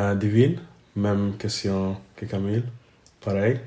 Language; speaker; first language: French; non-native, fluent; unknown